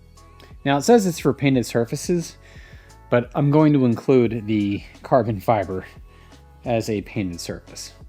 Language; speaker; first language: English; native; English